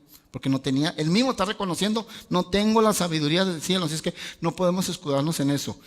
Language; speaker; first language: Spanish; native; Spanish